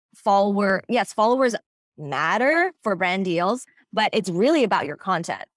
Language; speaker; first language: English; non-native, local second language; Cantonese